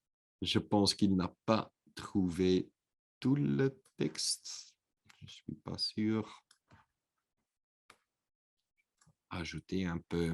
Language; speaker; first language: French; non-native, local second language; Dutch